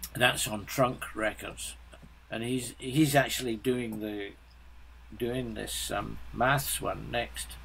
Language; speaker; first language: English; native; English